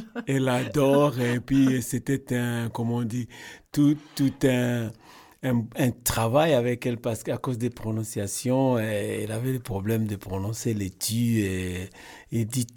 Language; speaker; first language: French; non-native, local second language; Lingala